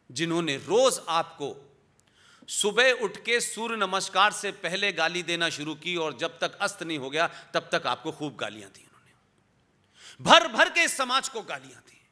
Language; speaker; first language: Hindi; native; Hindi